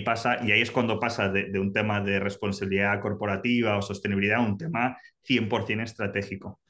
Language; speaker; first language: Spanish; native; Spanish